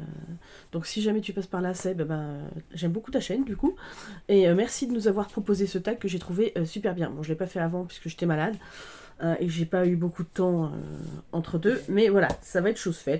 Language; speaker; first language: French; native; French